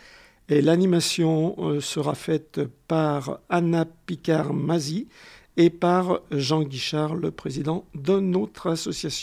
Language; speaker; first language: French; native; French